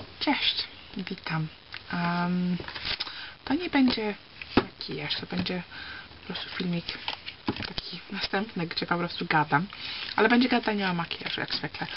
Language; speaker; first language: Polish; early bilingual, heritage; Polish